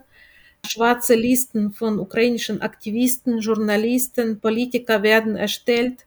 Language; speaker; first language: German; non-native, fluent; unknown